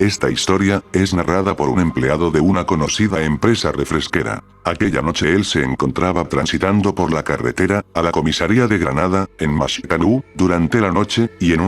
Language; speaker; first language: Spanish; native; Spanish